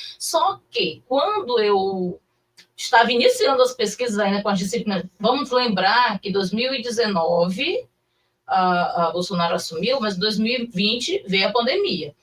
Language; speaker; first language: Portuguese; native; Portuguese